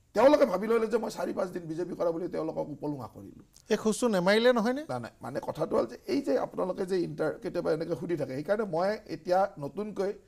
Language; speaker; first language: Assamese; native; Assamese